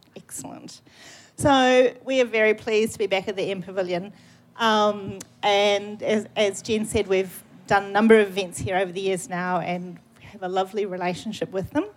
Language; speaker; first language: English; native; English